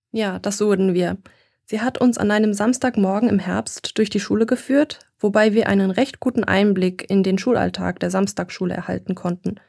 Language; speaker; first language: German; native; German